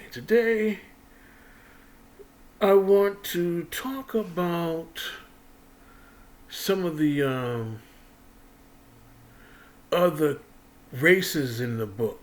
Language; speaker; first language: English; native; English